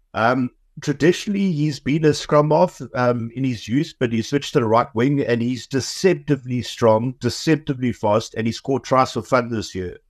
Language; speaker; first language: English; native; English